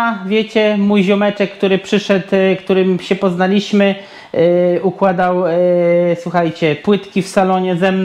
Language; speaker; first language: Polish; native; Polish